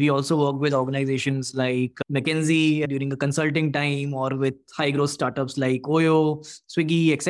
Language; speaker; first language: English; non-native, local second language; Hindi